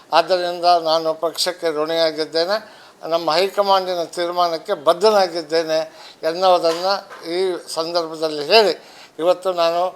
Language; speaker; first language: Kannada; non-native, local second language; Lambadi